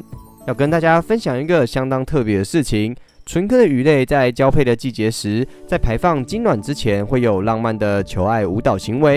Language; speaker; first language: Chinese; native; Chinese